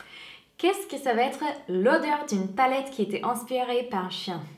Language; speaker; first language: French; non-native, fluent; English